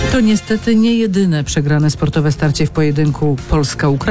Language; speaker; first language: Polish; native; Polish